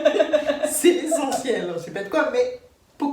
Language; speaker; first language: French; native; French